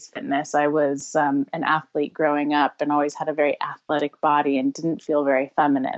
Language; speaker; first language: English; native; English